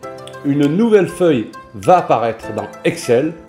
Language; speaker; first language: French; native; French